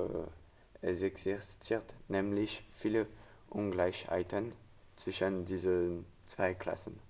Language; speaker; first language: German; non-native, learner; French